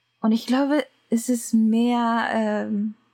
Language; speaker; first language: German; non-native, learner; Japanese